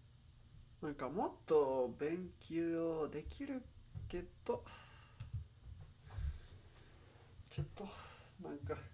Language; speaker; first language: Japanese; non-native, learner; English